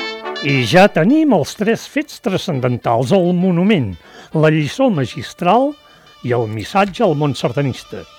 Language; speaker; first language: Catalan; native; Catalan